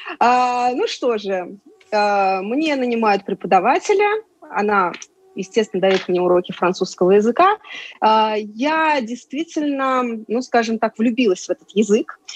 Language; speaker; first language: Russian; native; Russian